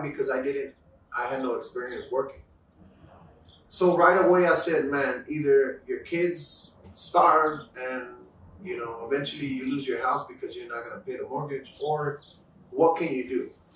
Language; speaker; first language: English; early bilingual, other home language; Spanish